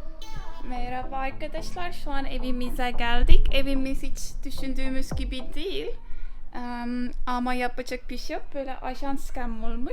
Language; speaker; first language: Turkish; non-native, learner; Estonian